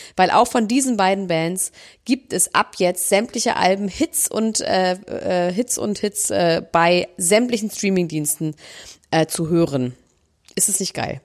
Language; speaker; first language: German; native; German